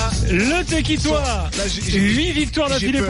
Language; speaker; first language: French; native; French